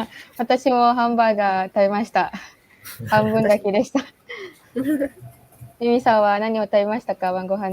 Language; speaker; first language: Japanese; non-native, learner; Malay